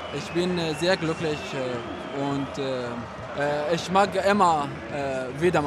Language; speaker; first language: German; non-native, learner; Arabic